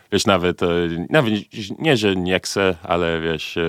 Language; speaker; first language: Polish; early bilingual, heritage; Polish